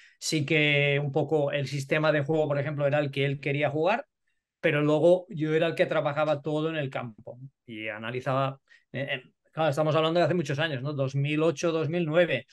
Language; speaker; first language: Spanish; native; Spanish